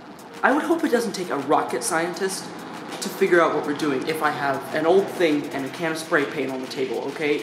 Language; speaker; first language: English; native; English